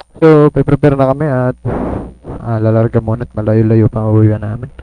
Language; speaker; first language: Filipino; native; Filipino